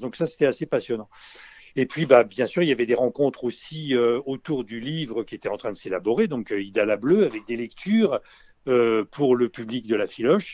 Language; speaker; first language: French; native; French